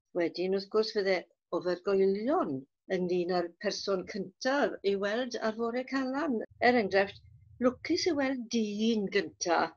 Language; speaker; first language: Welsh; native; Welsh